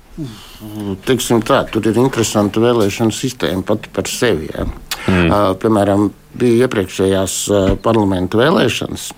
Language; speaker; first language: Latvian; native; Latvian